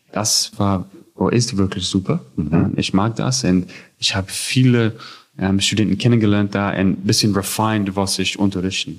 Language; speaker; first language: German; non-native, fluent; English